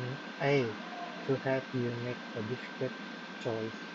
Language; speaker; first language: English; non-native, learner; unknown